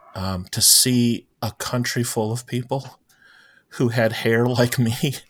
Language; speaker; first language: English; native; English